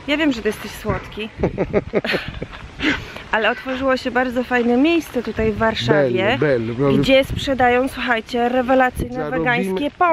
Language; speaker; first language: Polish; native; Polish